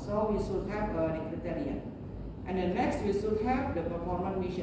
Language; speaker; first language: English; non-native, learner; Indonesian